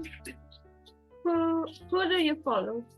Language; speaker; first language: English; non-native, learner; Spanish